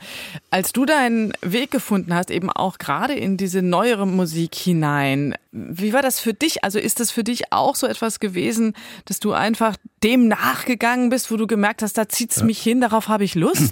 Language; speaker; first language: German; native; German